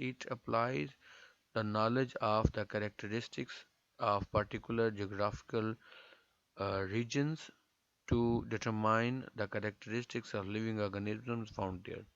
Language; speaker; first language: English; non-native, local second language; Urdu